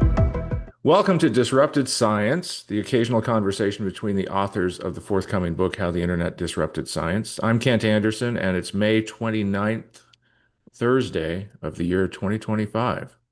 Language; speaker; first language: English; native; English